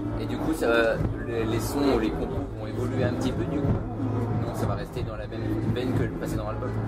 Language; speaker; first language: French; native; French